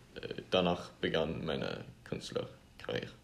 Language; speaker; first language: German; non-native, learner; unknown